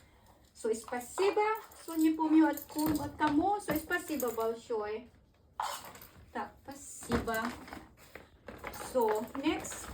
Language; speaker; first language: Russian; non-native, learner; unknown